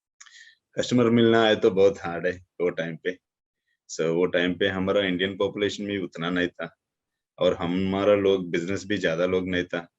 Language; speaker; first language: Hindi; non-native, local second language; Telugu